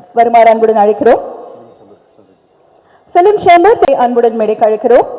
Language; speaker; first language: Tamil; native; Tamil